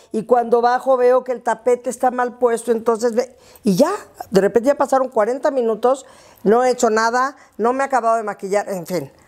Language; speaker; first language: Spanish; native; Spanish